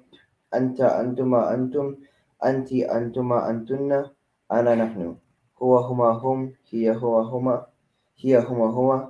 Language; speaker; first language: Arabic; non-native, learner; Filipino